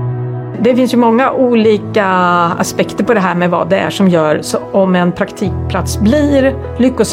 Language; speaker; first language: Swedish; native; Swedish